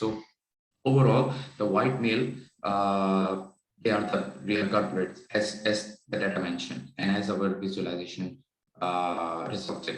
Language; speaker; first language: English; non-native, local second language; Urdu